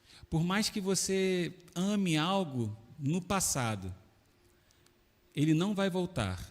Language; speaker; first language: Portuguese; native; Portuguese